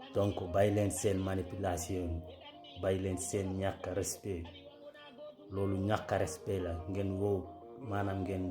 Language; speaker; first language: Wolof; non-native, local second language; Fula